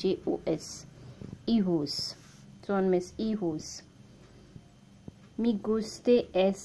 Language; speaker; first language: Spanish; non-native, learner; Hindi